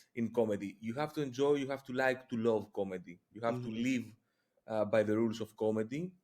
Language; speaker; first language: English; non-native, fluent; Greek